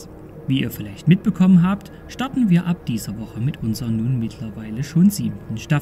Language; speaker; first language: German; native; German